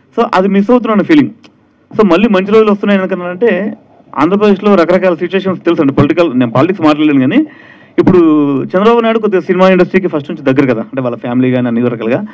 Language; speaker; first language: Telugu; native; Telugu